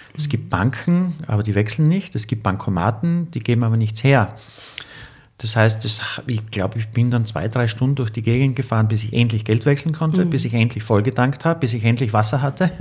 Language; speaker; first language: German; native; German